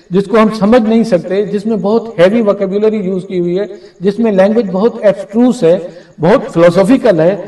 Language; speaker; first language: Urdu; non-native, local second language; Sindhi